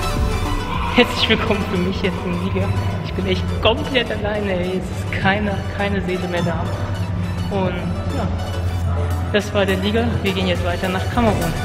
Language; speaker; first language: German; native; German